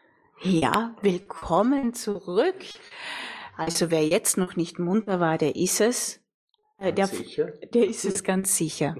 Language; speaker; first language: German; native; German